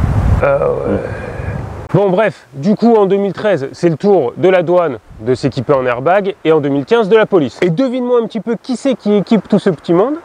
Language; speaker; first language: French; native; French